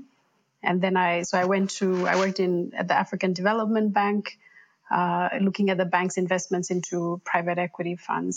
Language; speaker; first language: English; non-native, local second language; Shona